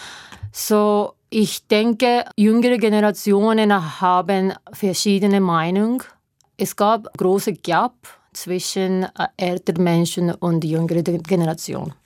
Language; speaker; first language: German; non-native, learner; Japanese